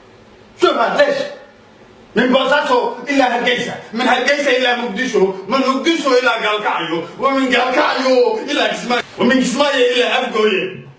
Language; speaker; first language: Arabic; non-native, learner; Somali